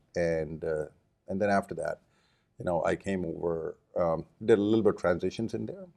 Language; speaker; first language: English; early bilingual, other home language; Japanese